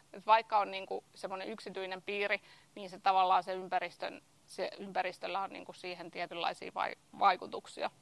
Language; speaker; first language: Finnish; native; Finnish